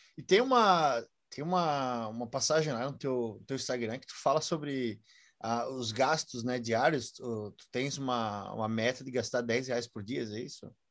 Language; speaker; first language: Portuguese; native; Portuguese